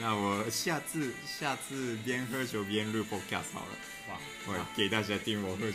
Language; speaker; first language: Chinese; non-native, learner; Japanese